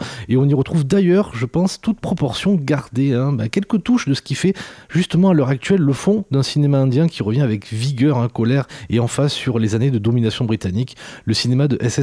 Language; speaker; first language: French; native; French